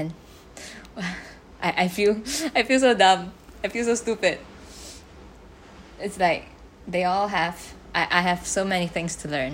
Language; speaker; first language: English; non-native, local second language; Chinese